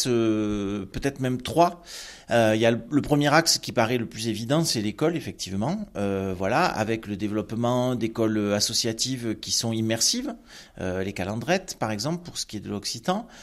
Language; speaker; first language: French; non-native, local second language; Occitan